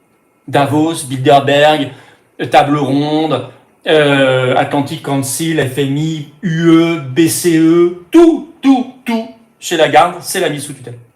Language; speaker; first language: French; native; French